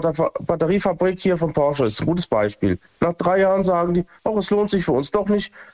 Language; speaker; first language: German; native; German